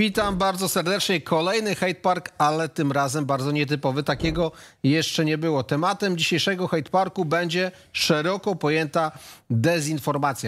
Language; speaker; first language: Polish; native; Polish